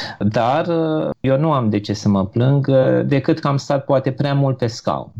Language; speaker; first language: Romanian; native; Romanian